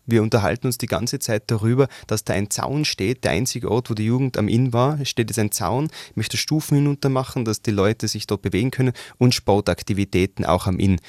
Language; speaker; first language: German; native; German